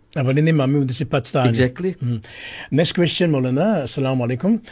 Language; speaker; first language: English; native; English